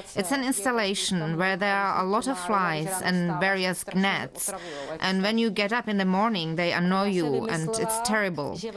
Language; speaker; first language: English; non-native, fluent; Czech